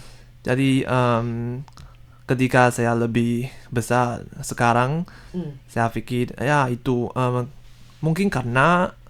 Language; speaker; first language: Indonesian; non-native, learner; Chinese